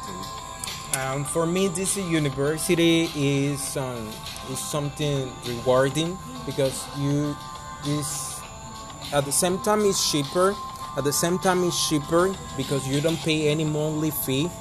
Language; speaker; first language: English; non-native, fluent; Spanish